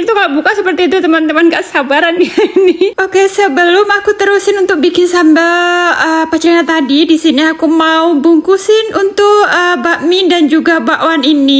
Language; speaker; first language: Indonesian; native; Indonesian